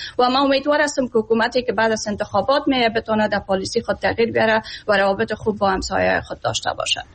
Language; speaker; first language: Persian; native; Persian